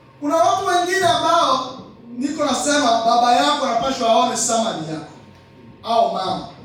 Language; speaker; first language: Swahili; non-native, local second language; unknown